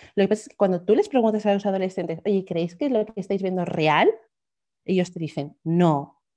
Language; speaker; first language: Spanish; native; Spanish